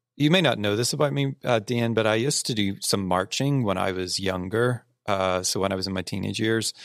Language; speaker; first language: English; native; English